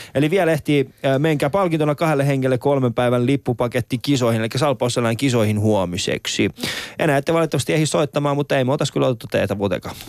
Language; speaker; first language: Finnish; early bilingual, other home language; Persian